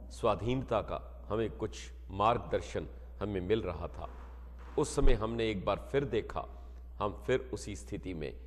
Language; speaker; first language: Hindi; non-native, local second language; Punjabi